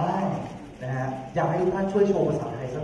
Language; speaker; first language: Thai; native; Thai